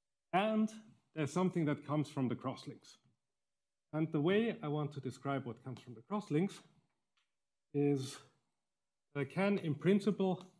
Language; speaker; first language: English; non-native, fluent; German